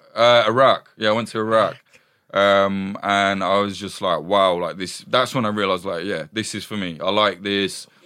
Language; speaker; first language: English; native; English